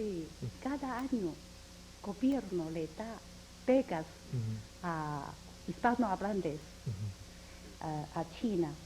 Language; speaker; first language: Spanish; non-native, learner; Chinese